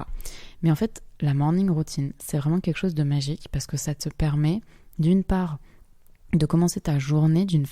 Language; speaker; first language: French; native; French